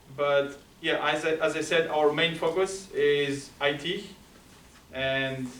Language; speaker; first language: English; non-native, fluent; Romanian